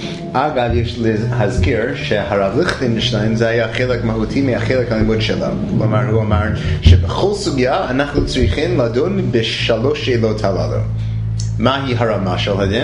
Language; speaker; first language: Hebrew; non-native, fluent; English